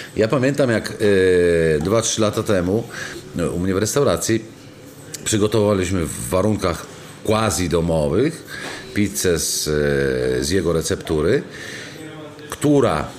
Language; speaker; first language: Polish; non-native, fluent; Italian